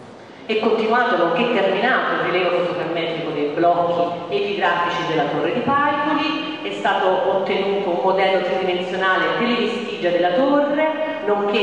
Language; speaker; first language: Italian; native; Italian